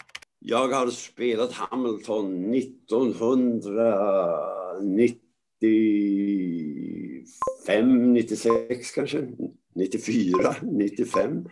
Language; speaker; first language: Swedish; native; Swedish